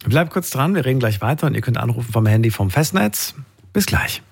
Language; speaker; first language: German; native; German